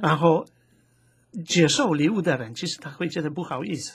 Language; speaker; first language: Chinese; non-native, fluent; Polish